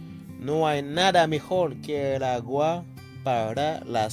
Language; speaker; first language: Spanish; non-native, learner; Haitian Creole